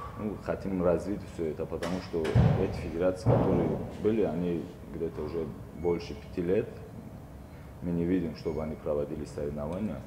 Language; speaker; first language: Russian; non-native, local second language; Tajik